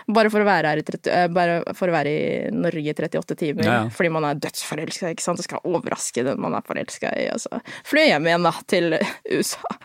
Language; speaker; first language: Norwegian; early bilingual, other home language; Filipino